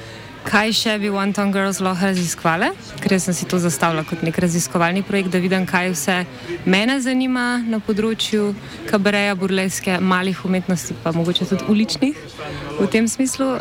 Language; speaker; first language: Slovenian; native; Slovenian